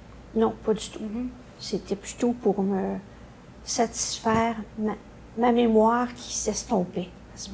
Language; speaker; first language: French; native; French